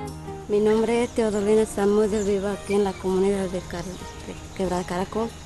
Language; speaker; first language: Spanish; non-native, local second language; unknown